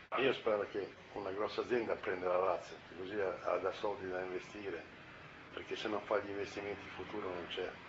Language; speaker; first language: Italian; native; Italian